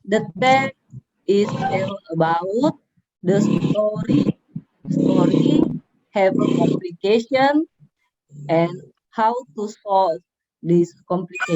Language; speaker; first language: English; non-native, learner; Indonesian